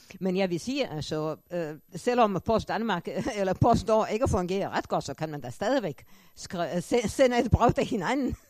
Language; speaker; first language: Danish; non-native, fluent; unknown